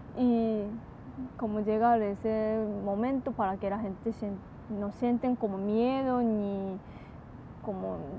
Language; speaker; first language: Spanish; non-native, learner; Japanese